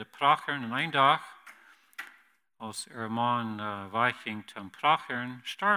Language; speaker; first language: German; non-native, learner; Plautdietsch